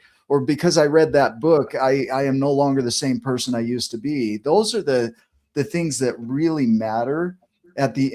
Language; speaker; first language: English; native; English